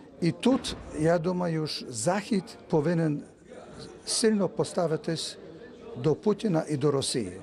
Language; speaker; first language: Ukrainian; early bilingual, heritage; Ukrainian